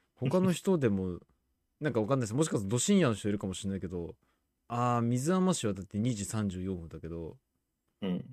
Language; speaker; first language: Japanese; native; Japanese